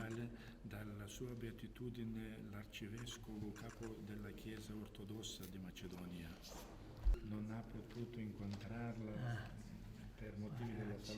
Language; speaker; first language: Italian; non-native, fluent; Macedonian